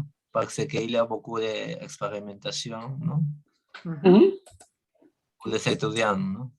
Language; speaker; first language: French; non-native, learner; Spanish